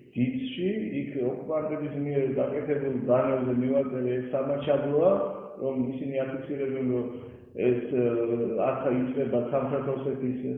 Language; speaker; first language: Georgian; non-native, local second language; Mingrelian